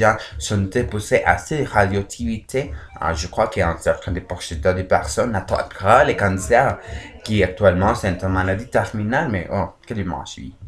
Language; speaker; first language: French; non-native, learner; Spanish